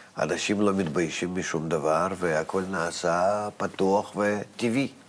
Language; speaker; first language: Hebrew; non-native, fluent; Russian